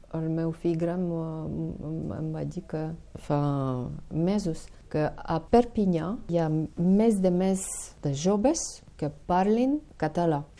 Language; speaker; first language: Catalan; non-native, fluent; Ukrainian